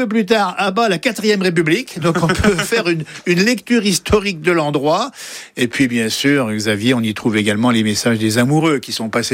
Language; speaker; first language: French; native; French